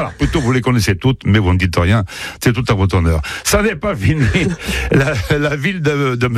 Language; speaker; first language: French; native; French